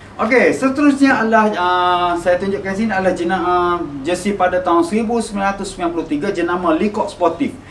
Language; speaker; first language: Malay; native; Malay